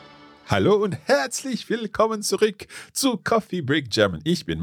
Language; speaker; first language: German; non-native, learner; English